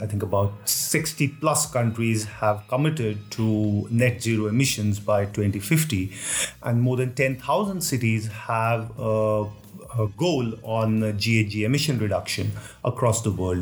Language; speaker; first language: English; non-native, local second language; Hindi